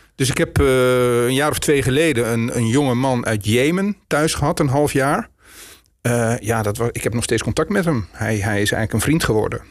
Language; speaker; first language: Dutch; native; Dutch